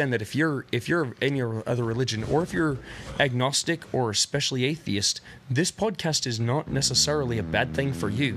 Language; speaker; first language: English; native; English